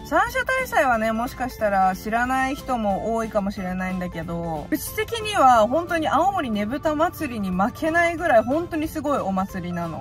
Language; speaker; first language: Japanese; native; Japanese